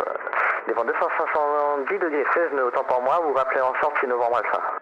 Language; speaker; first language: French; native; French